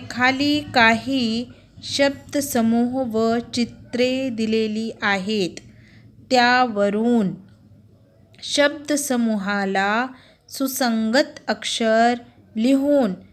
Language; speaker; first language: Marathi; non-native, local second language; Urdu